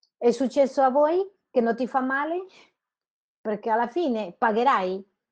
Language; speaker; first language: Italian; non-native, fluent; Spanish